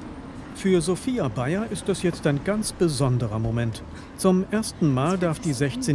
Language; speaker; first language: German; native; German